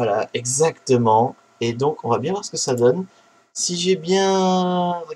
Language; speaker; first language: French; native; French